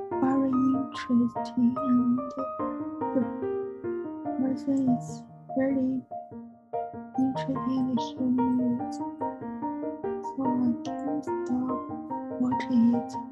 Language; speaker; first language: English; non-native, learner; Chinese